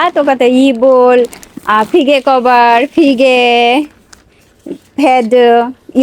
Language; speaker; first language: Korean; non-native, fluent; Bangla